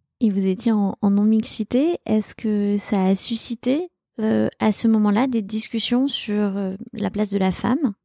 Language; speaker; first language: French; native; French